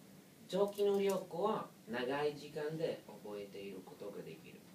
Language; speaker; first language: Japanese; non-native, learner; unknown